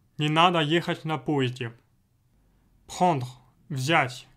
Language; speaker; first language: Russian; non-native, fluent; French